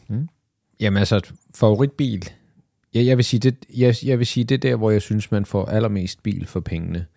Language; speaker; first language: Danish; early bilingual, other home language; Arabic